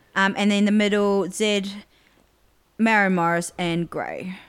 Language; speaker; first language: English; native; English